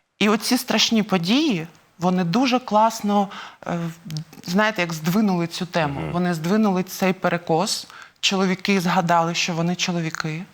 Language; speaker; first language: Ukrainian; non-native, local second language; Russian